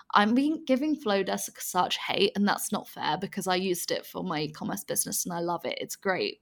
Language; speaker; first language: English; native; English